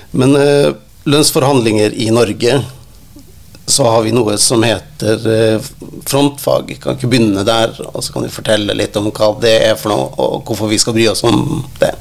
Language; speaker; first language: Norwegian; native; Norwegian